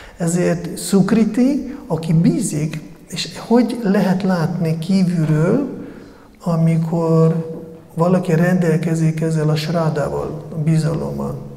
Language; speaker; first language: Hungarian; non-native, fluent; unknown